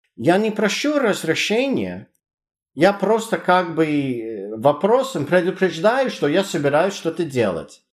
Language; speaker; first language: Russian; non-native, fluent; English